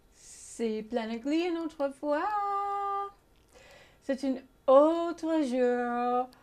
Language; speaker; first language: French; non-native, learner; English